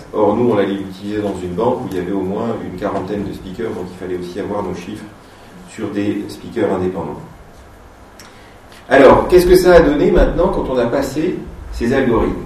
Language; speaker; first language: French; native; French